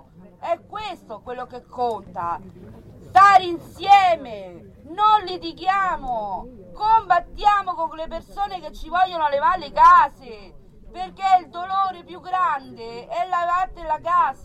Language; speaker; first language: Italian; early bilingual, other home language; Spanish